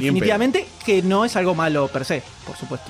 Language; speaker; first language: Spanish; native; Spanish